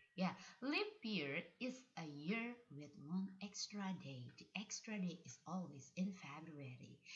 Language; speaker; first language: English; non-native, fluent; Indonesian